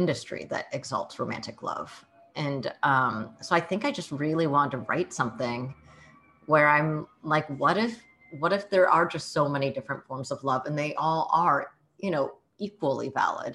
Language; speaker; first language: English; early bilingual, other home language; Chinese